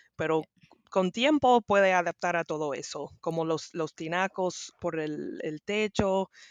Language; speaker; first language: Spanish; non-native, learner; English